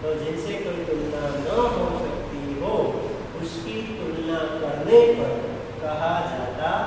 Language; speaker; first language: Hindi; non-native, local second language; Gujarati